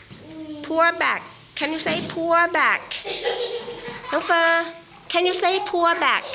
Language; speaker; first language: English; non-native, fluent; Thai